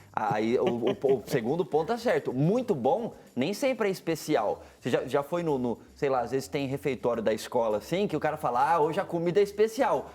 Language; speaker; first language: Portuguese; native; Portuguese